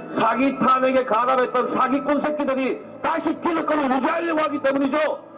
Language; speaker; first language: Korean; native; Korean